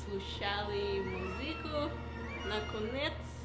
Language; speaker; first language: Russian; non-native, learner; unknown